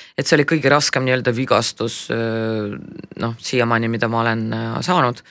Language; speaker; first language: Estonian; non-native, fluent; Russian